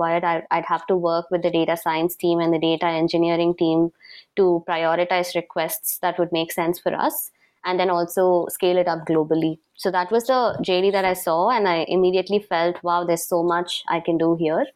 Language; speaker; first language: English; non-native, local second language; Tamil